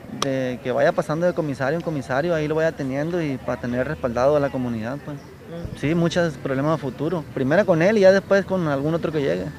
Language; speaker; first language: Spanish; native; Spanish